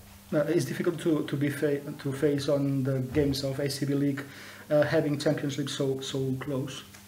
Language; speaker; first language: English; non-native, fluent; Catalan